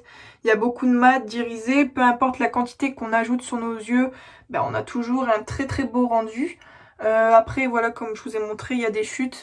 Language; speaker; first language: French; native; French